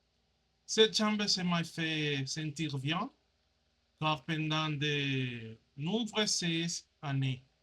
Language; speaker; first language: French; non-native, learner; Spanish